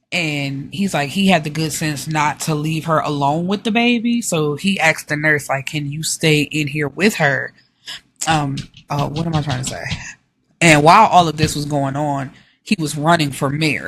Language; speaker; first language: English; native; English